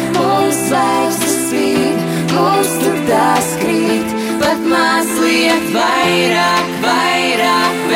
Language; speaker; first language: Latvian; early bilingual, heritage; Latvian